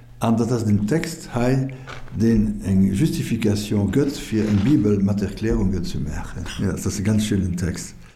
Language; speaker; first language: Luxembourgish; non-native, fluent; French